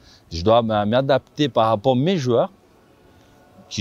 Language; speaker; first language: French; non-native, fluent; Portuguese